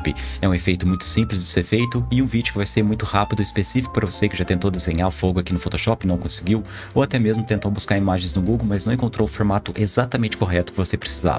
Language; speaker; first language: Portuguese; native; Portuguese